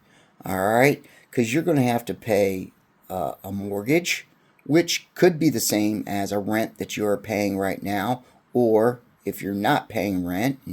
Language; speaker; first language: English; native; English